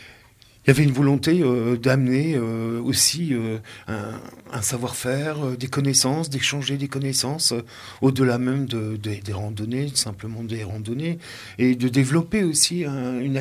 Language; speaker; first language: French; native; French